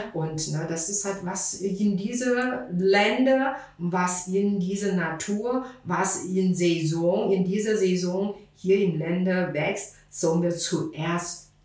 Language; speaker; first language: German; non-native, fluent; Chinese